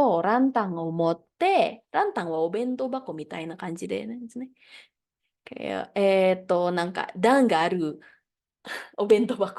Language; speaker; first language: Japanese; non-native, fluent; Indonesian